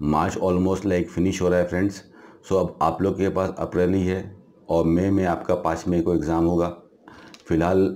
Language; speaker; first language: Hindi; native; Hindi